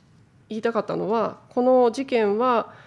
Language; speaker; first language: Japanese; native; Japanese